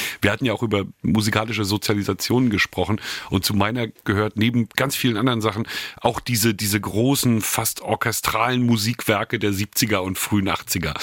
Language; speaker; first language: German; native; German